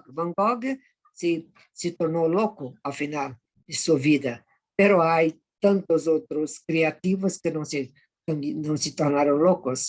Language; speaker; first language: Spanish; non-native, fluent; Portuguese